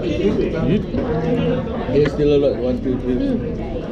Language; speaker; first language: English; non-native, local second language; Malay